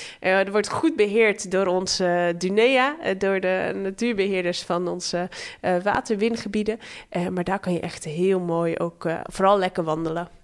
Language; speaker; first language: Dutch; native; Dutch